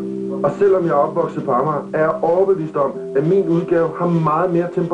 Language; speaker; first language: Danish; native; Danish